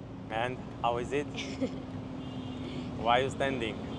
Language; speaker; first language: English; non-native, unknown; Polish